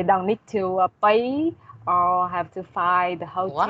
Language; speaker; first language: English; non-native, learner; Vietnamese